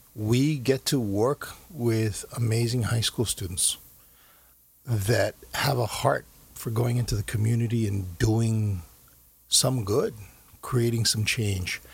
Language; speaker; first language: English; native; English